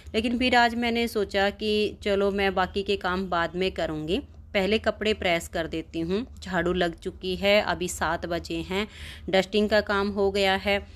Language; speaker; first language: Hindi; native; Hindi